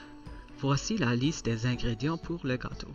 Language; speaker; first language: French; non-native, local second language; English